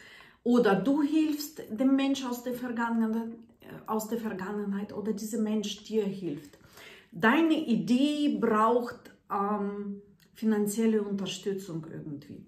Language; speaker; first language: German; non-native, fluent; Russian